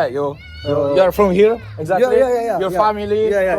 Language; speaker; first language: English; non-native, learner; Polish